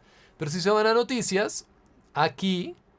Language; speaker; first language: Spanish; native; Spanish